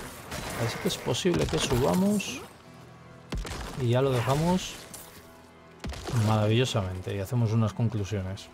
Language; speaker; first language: Spanish; native; Spanish